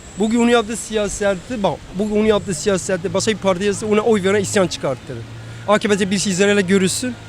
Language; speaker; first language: Turkish; non-native, local second language; Kurdish